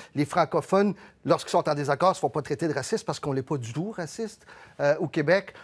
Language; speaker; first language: French; early bilingual, other home language; Spanish